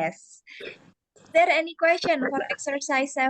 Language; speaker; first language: English; non-native, fluent; Indonesian